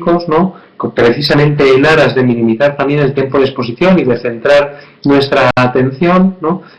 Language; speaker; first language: Spanish; native; Spanish